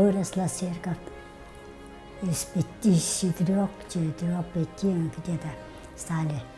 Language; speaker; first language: Russian; non-native, local second language; Tuvinian